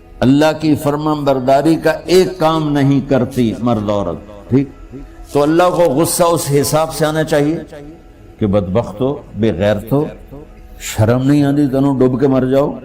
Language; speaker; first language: Urdu; non-native, local second language; Punjabi